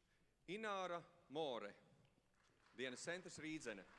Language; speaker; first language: Latvian; native; Latvian